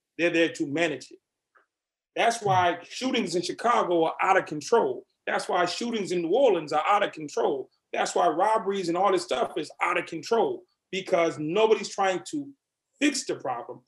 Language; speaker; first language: English; native; English